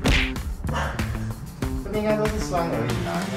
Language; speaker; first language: Chinese; native; Chinese